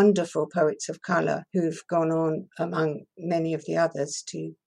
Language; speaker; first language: English; early bilingual, other home language; Persian